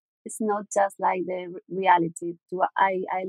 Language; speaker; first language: English; non-native, learner; Spanish